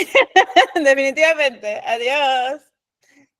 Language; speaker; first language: Spanish; native; Spanish